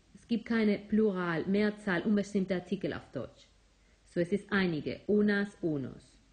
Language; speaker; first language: German; non-native, fluent; Spanish